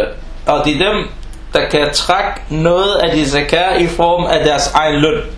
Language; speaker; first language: Danish; early bilingual, other home language; Arabic